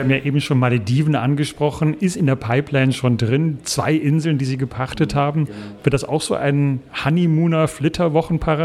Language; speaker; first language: German; native; German